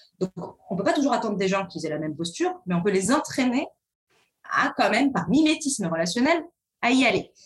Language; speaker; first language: French; early bilingual, other home language; Arabic